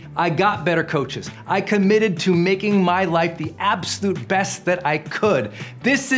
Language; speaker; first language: English; native; English